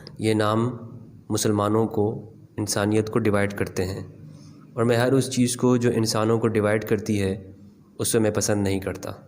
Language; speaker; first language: Urdu; non-native, local second language; Pashto